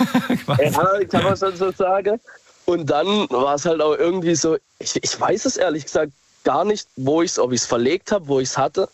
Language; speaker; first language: German; native; German